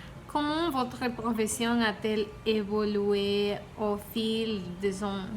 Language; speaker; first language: French; non-native, learner; Spanish